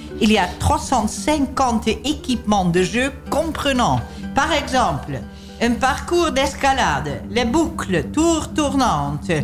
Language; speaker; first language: French; non-native, learner; Dutch